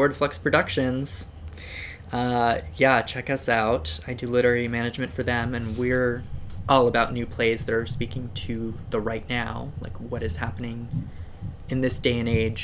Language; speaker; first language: English; native; English